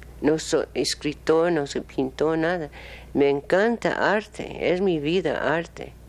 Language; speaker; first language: Spanish; non-native, learner; English